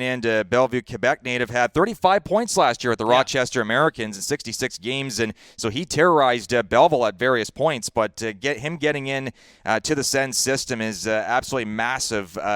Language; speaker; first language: English; native; English